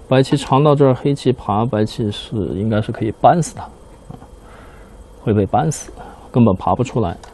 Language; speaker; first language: Chinese; native; Chinese